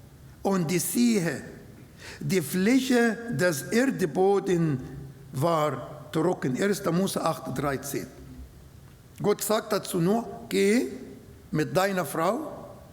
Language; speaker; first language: German; non-native, learner; Arabic